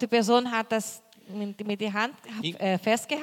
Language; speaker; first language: German; non-native, fluent; Portuguese